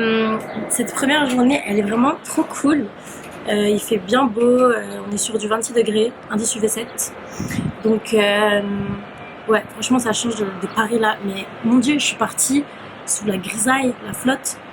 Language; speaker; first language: French; native; French